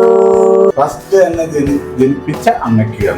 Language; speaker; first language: Malayalam; native; Malayalam